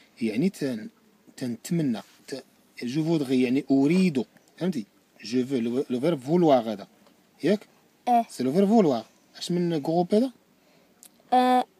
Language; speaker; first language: French; non-native, learner; Arabic